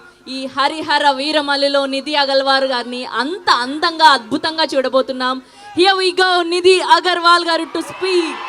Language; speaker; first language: Telugu; native; Telugu